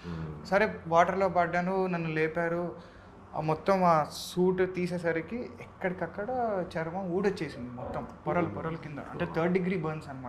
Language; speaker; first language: Telugu; native; Telugu